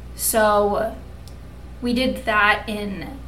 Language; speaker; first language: English; native; English